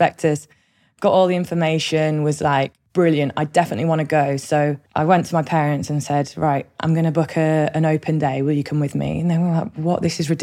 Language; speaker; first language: English; native; English